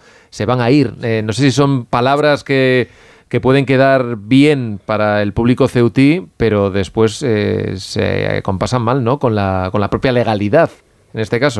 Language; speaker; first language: Spanish; native; Spanish